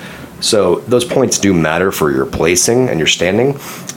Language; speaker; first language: English; native; English